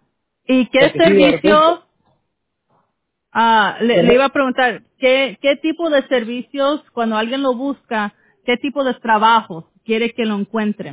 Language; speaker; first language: Spanish; early bilingual, heritage; Spanish